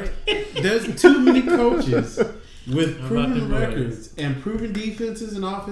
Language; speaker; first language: English; native; English